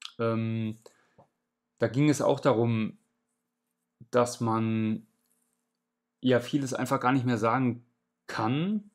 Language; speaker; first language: German; native; German